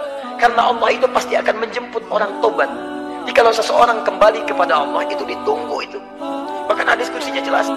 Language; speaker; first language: Indonesian; native; Indonesian